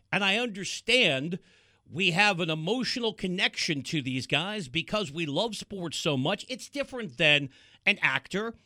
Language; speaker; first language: English; native; English